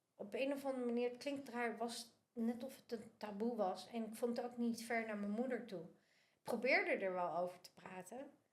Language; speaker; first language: Dutch; early bilingual, other home language; Spanish